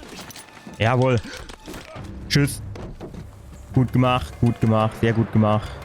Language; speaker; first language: German; native; German